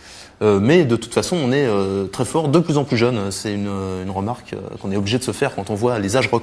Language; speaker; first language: French; native; French